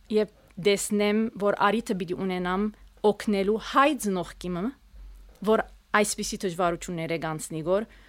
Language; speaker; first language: Armenian; early bilingual, heritage; Armenian